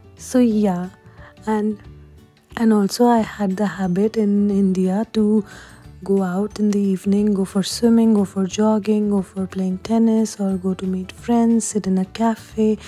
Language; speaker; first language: English; non-native, local second language; Hindi